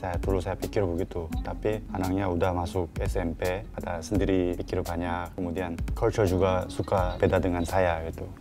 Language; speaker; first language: Indonesian; non-native, learner; Korean